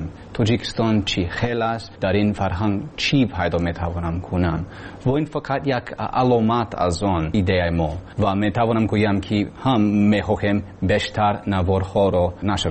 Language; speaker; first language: Persian; non-native, learner; English